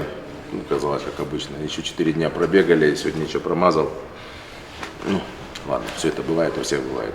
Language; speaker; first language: Russian; native; Russian